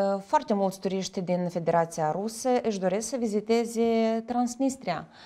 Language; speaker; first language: Romanian; native; Romanian